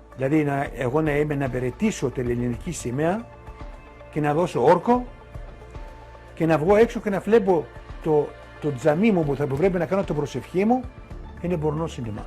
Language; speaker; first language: Greek; non-native, local second language; Turkish